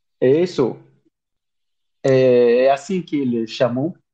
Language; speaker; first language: Portuguese; non-native, learner; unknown